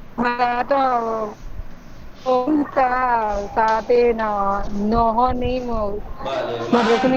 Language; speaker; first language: Persian; non-native, learner; Urdu